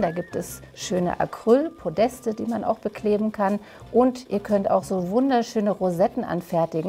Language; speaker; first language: German; native; German